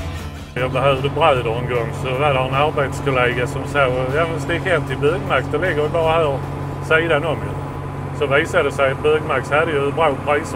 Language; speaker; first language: Swedish; native; Swedish